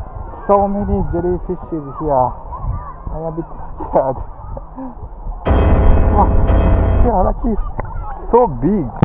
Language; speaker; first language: English; non-native, learner; Japanese